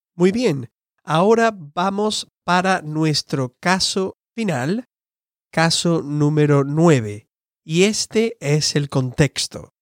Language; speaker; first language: Spanish; non-native, fluent; English